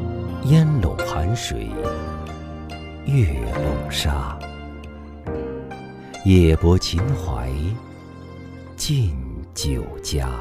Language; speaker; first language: Chinese; native; Chinese